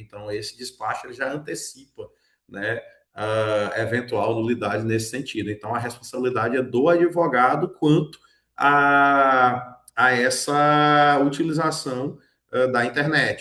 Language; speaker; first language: Portuguese; native; Portuguese